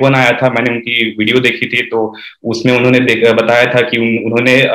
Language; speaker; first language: Hindi; native; Hindi